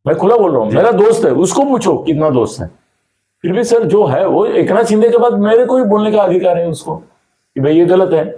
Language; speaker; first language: Hindi; non-native, local second language; Marathi